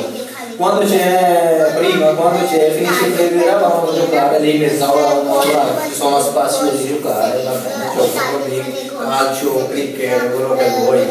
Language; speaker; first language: Italian; non-native, learner; Urdu